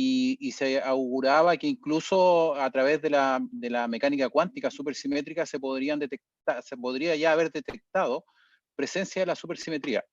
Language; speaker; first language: Spanish; native; Spanish